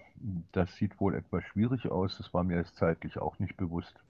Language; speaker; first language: German; native; German